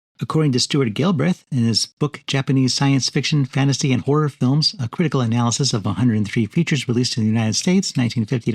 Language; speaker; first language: English; native; English